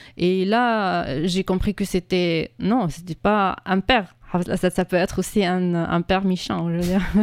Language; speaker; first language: French; non-native, fluent; Arabic